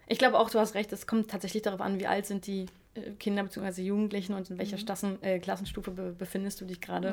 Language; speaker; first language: German; native; German